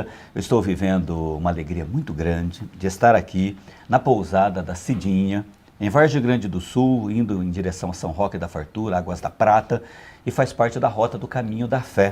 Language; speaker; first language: Portuguese; native; Portuguese